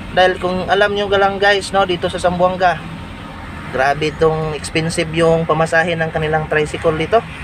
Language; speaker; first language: Filipino; non-native, local second language; Cebuano